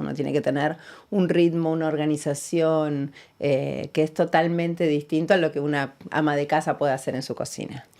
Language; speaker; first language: Spanish; native; Spanish